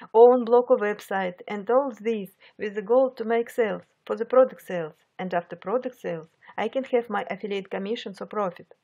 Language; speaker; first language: English; non-native, fluent; Russian